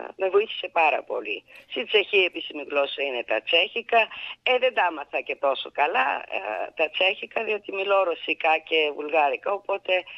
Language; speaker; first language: Greek; early bilingual, heritage; Bulgarian